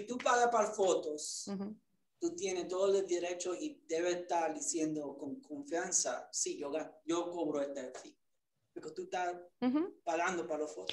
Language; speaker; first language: Spanish; early bilingual, other home language; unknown